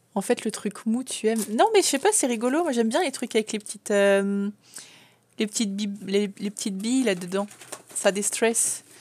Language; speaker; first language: French; native; French